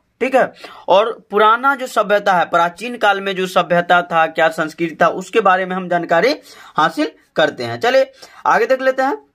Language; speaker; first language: Hindi; native; Hindi